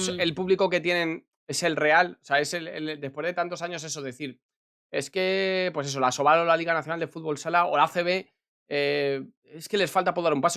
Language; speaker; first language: Spanish; native; Spanish